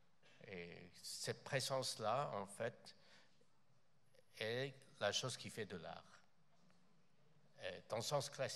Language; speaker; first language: French; non-native, fluent; Chinese